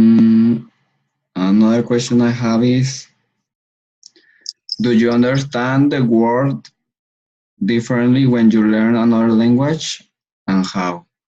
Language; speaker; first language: English; non-native, learner; Spanish